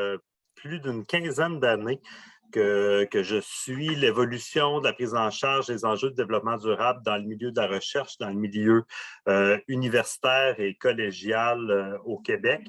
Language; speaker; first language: French; native; French